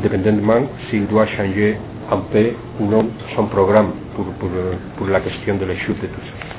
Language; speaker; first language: French; non-native, fluent; Spanish